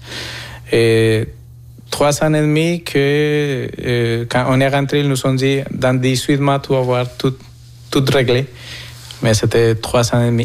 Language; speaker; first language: French; non-native, fluent; Spanish